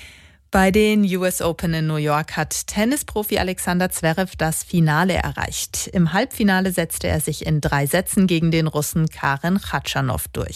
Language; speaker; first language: German; native; German